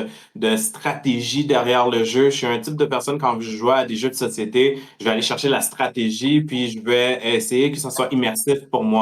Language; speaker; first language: French; native; French